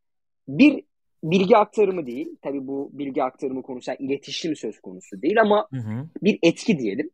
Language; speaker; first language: Turkish; native; Turkish